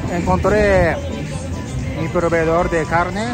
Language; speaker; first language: Spanish; non-native, learner; Japanese